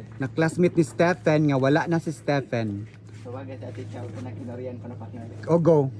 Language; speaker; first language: Filipino; native; Filipino